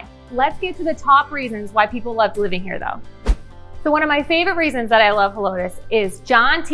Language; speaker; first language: English; native; English